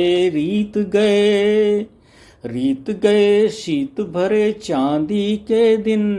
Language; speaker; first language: Hindi; native; Hindi